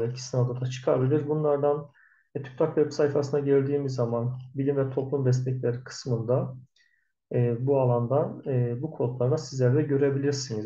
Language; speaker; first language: Turkish; native; Turkish